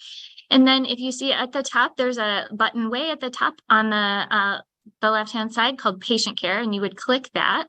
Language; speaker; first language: English; native; English